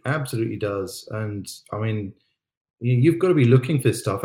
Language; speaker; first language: English; native; English